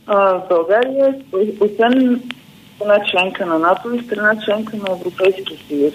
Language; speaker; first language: Bulgarian; native; Bulgarian